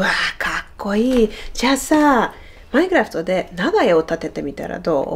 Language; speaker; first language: Japanese; non-native, fluent; Hungarian